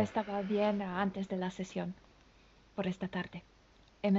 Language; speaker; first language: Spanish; non-native, fluent; French